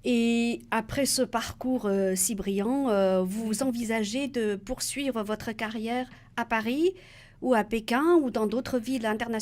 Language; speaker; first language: French; native; French